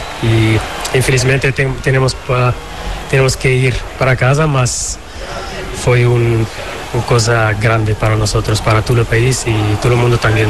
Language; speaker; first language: Spanish; non-native, learner; Portuguese